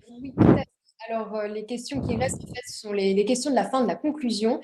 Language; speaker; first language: French; native; French